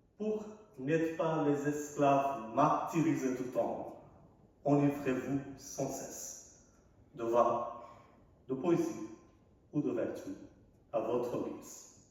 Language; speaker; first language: French; non-native, fluent; Arabic